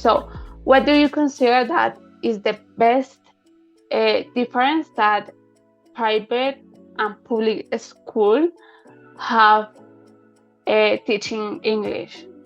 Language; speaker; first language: English; non-native, learner; Spanish